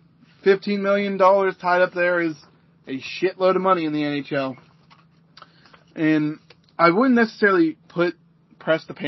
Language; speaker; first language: English; native; English